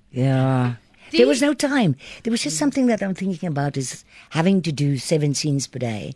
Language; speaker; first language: English; non-native, local second language; Afrikaans